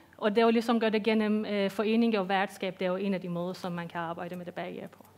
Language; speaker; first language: Danish; non-native, fluent; Persian